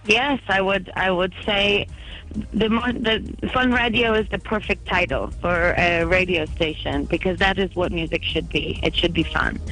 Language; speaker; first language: English; native; English